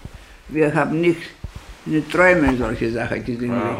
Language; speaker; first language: German; non-native, learner; Greek